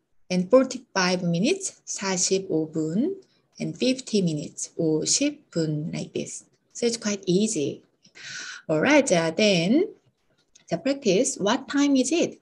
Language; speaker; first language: English; non-native, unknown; Korean